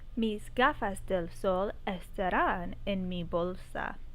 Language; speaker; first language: Spanish; non-native, learner; English